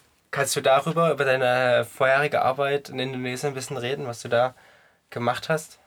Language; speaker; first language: German; native; German